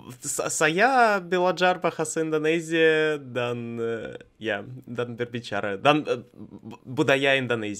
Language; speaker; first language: Indonesian; non-native, learner; Russian